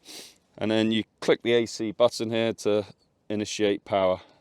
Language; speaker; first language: English; native; English